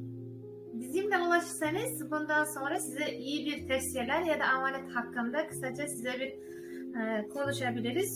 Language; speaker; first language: Turkish; non-native, fluent; Uzbek